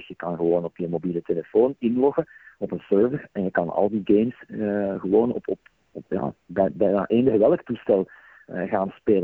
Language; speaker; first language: Dutch; native; Dutch